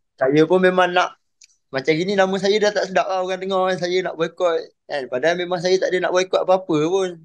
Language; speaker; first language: Malay; native; Malay